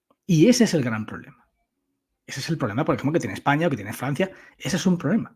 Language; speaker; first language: Spanish; native; Spanish